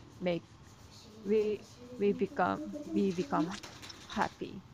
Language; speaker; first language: English; non-native, learner; Japanese